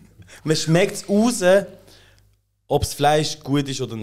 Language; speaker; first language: German; native; German